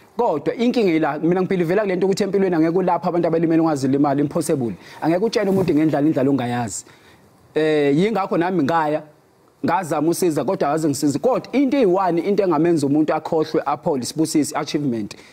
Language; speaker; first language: Zulu; native; Zulu